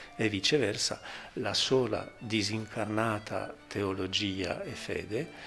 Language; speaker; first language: Italian; non-native, fluent; Polish